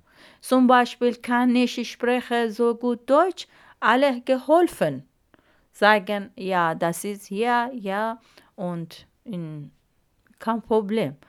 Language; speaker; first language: German; non-native, learner; Arabic